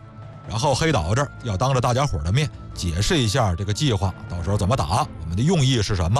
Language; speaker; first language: Chinese; native; Chinese